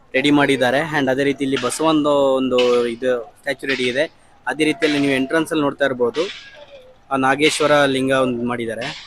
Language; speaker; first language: Kannada; native; Kannada